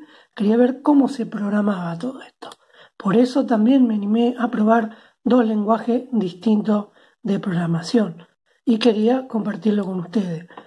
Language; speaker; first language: Spanish; native; Spanish